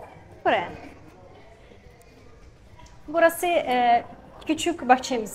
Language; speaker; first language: Turkish; non-native, learner; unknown